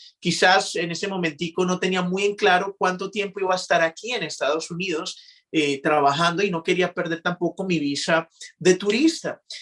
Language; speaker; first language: Spanish; native; Spanish